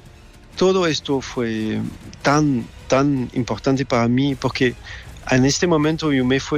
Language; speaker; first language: Spanish; non-native, fluent; French